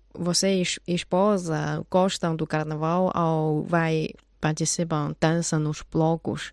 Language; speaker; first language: Portuguese; non-native, fluent; Chinese